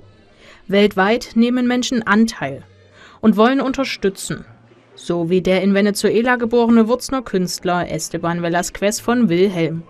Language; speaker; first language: German; native; German